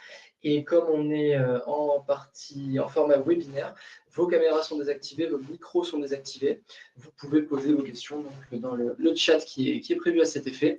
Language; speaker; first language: French; native; French